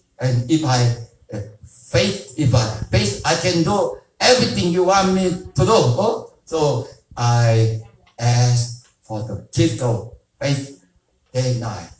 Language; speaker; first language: English; non-native, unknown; Korean